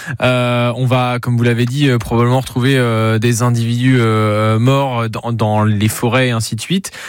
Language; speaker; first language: French; native; French